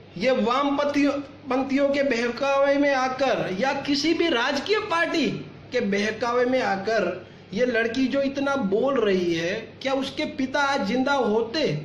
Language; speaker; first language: Hindi; non-native, local second language; Gujarati